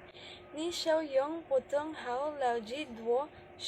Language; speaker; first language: Chinese; non-native, learner; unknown